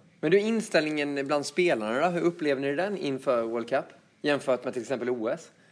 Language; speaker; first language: Swedish; native; Swedish